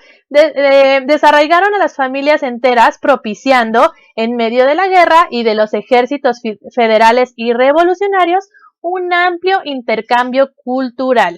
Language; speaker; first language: Spanish; native; Spanish